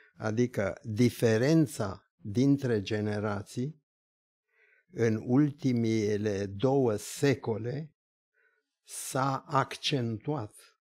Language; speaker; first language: Romanian; early bilingual, other home language; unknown